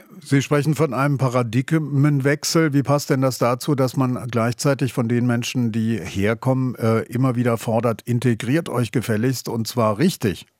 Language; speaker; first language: German; native; German